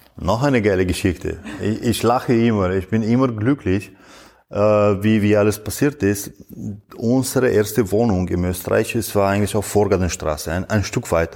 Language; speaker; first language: German; non-native, fluent; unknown